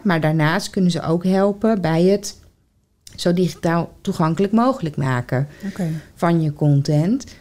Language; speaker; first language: Dutch; native; Dutch